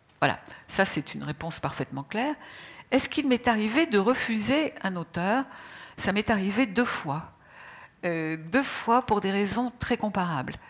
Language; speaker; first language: French; native; French